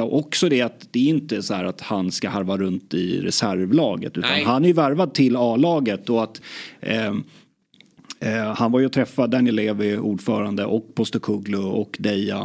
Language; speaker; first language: Swedish; native; Swedish